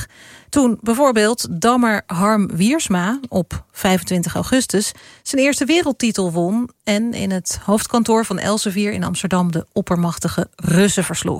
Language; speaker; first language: Dutch; native; Dutch